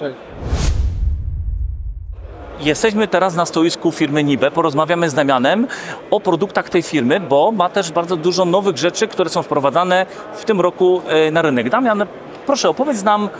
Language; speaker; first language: Polish; native; Polish